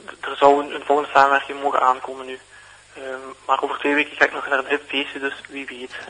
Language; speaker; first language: Dutch; native; Dutch